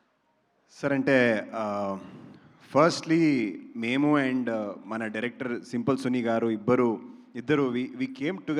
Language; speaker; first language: Telugu; non-native, local second language; Kannada